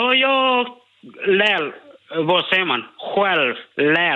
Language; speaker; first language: Swedish; non-native, learner; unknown